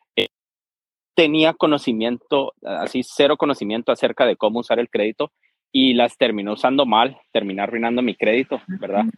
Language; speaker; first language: Spanish; native; Spanish